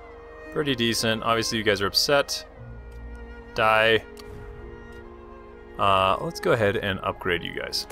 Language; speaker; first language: English; native; English